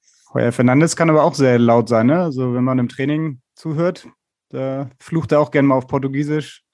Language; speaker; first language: German; native; German